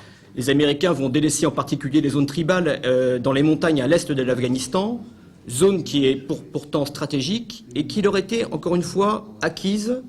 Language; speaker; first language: French; native; French